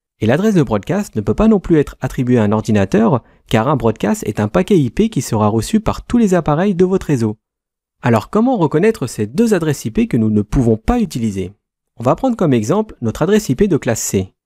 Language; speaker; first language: French; native; French